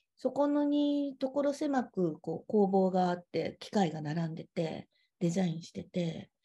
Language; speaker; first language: Japanese; native; Japanese